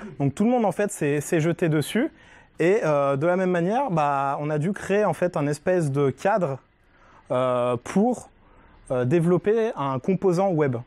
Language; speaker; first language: French; native; French